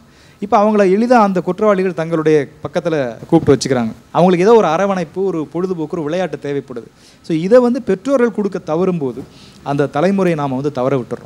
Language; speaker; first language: Tamil; native; Tamil